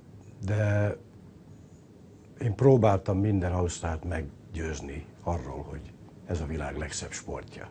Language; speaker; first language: Hungarian; early bilingual, other home language; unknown